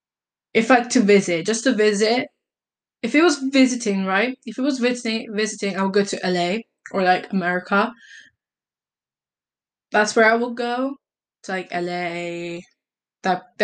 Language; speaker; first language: English; early bilingual, other home language; Italian